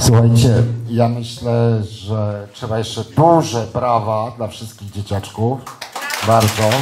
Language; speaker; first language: Polish; native; Polish